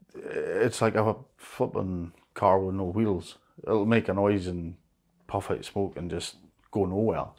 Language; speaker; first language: English; native; English